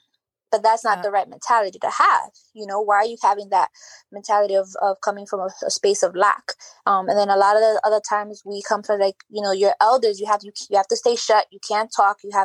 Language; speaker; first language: English; native; English